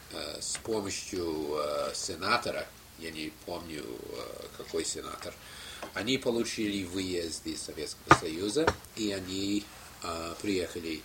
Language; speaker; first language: Russian; non-native, fluent; English